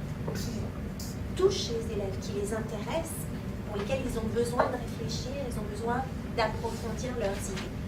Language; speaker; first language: French; native; French